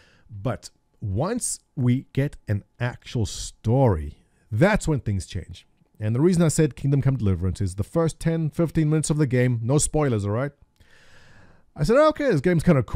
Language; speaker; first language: English; native; English